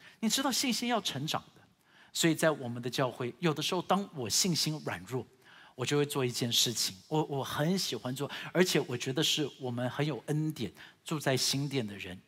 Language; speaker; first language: Chinese; early bilingual, heritage; Chinese